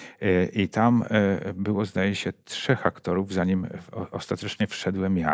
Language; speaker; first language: Polish; native; Polish